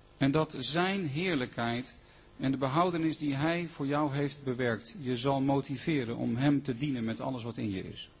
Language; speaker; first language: Dutch; native; Dutch